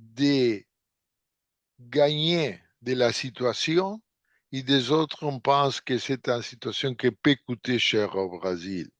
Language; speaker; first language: French; non-native, fluent; Portuguese